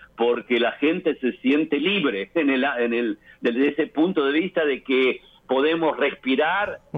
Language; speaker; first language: Spanish; native; Spanish